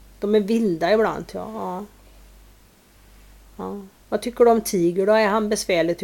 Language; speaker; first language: Swedish; native; Swedish